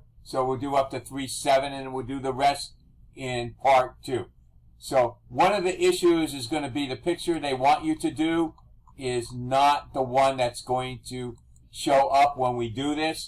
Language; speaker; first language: English; native; English